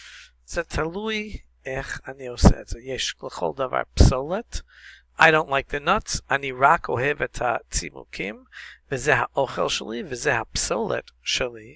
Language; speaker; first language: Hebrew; non-native, fluent; English